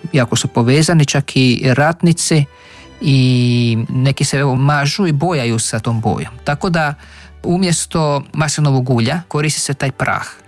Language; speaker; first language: Croatian; native; Croatian